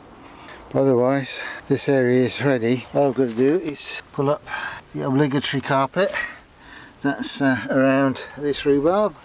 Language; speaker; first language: English; native; English